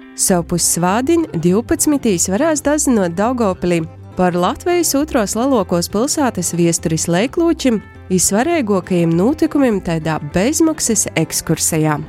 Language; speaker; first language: Latvian; native; Latvian